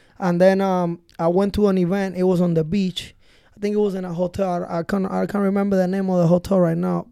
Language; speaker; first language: English; early bilingual, other home language; Spanish